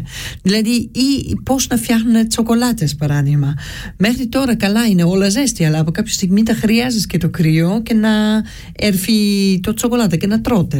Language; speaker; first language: Greek; early bilingual, heritage; Greek